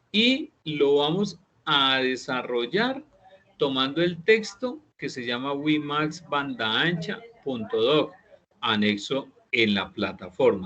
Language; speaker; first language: Spanish; native; Spanish